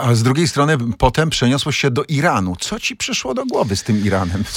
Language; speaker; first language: Polish; native; Polish